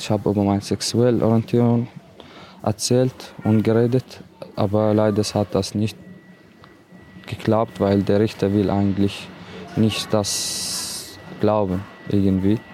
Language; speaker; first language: German; non-native, learner; Arabic